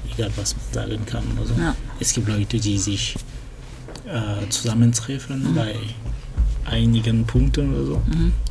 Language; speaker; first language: German; early bilingual, other home language; French